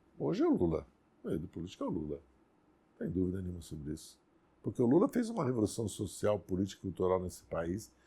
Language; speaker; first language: Portuguese; native; Portuguese